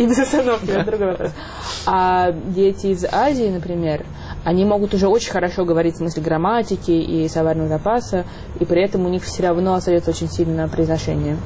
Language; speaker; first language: Russian; native; Russian